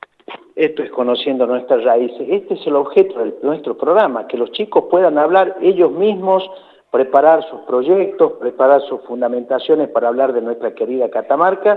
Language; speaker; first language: Spanish; native; Spanish